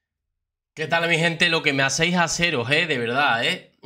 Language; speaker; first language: Spanish; native; Spanish